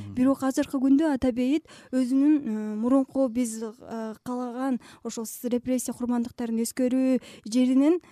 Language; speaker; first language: Kyrgyz; native; Kyrgyz